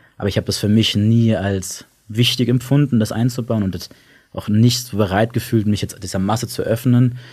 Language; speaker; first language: German; early bilingual, other home language; Italian